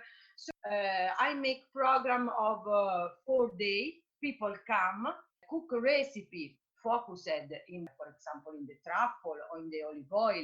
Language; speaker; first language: English; non-native, fluent; Italian